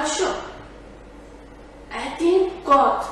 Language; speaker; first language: Russian; non-native, fluent; Mongolian